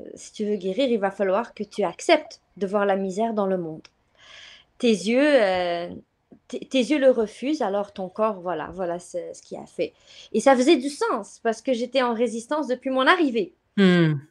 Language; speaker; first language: French; non-native, local second language; Arabic